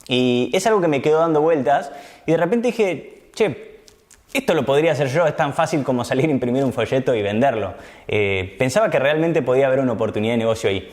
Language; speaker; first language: Spanish; native; Spanish